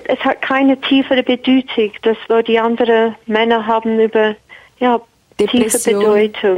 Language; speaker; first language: German; non-native, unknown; English